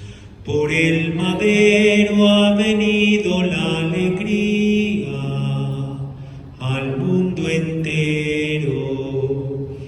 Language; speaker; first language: Spanish; native; Spanish